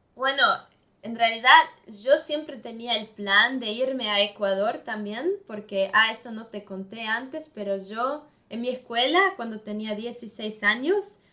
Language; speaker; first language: Spanish; non-native, fluent; Swiss German